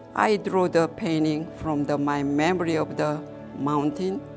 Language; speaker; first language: English; non-native, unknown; Korean